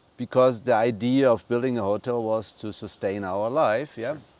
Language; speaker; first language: English; non-native, fluent; German